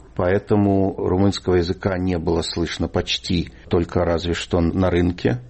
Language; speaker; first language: Russian; native; Russian